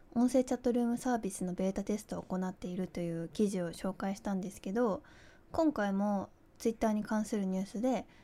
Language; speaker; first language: Japanese; early bilingual, heritage; Japanese